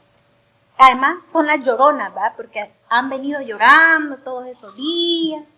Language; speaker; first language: Spanish; native; Spanish